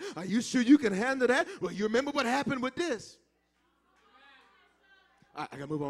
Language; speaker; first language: English; native; English